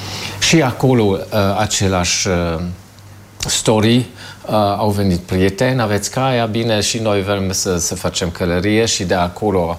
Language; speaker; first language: Romanian; non-native, fluent; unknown